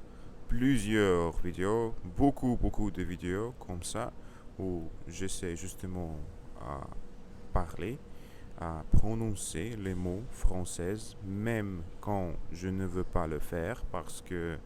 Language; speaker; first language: French; non-native, learner; Russian